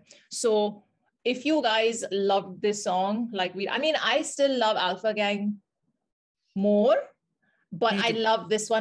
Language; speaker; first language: English; non-native, local second language; Hindi